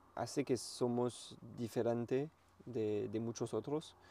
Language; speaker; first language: Spanish; non-native, learner; French